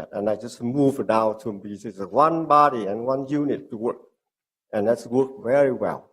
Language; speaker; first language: English; non-native, learner; Vietnamese